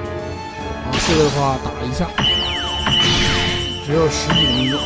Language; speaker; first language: Chinese; native; Chinese